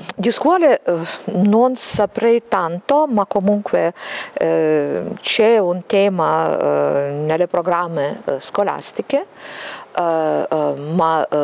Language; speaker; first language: Italian; non-native, fluent; Lithuanian